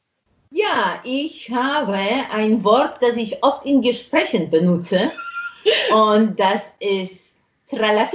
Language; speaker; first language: German; non-native, fluent; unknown